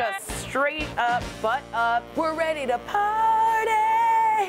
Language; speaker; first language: English; native; English